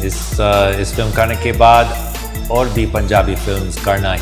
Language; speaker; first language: Hindi; non-native, fluent; English